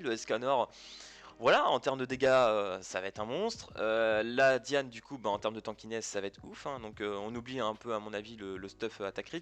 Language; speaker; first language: French; native; French